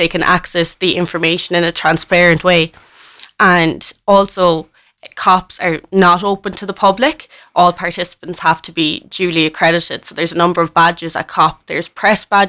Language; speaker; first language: English; native; English